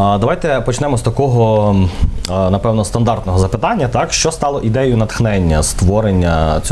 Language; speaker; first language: Ukrainian; native; Ukrainian